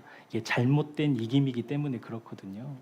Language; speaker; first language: Korean; native; Korean